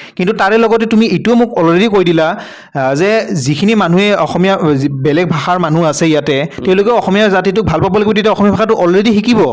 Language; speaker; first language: Assamese; native; Assamese